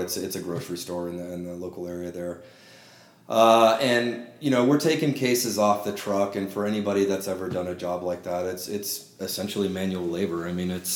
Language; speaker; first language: English; native; English